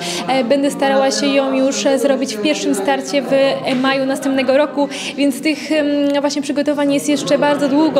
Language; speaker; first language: Polish; native; Polish